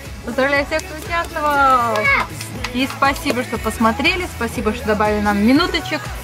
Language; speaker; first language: Russian; native; Russian